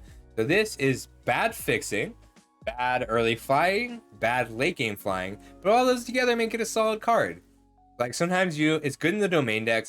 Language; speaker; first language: English; native; English